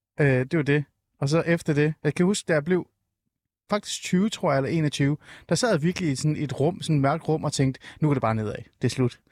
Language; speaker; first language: Danish; early bilingual, other home language; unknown